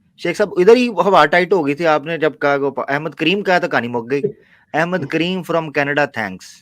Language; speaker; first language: Urdu; non-native, local second language; Punjabi